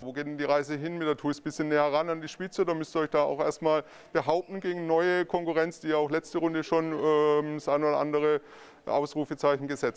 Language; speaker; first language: German; native; German